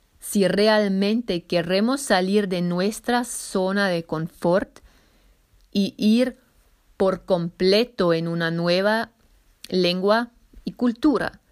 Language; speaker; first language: Spanish; non-native, fluent; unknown